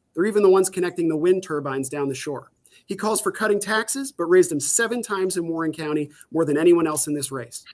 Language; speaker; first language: English; native; English